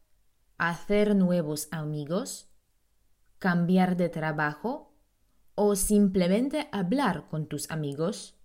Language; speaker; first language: Spanish; non-native, fluent; Polish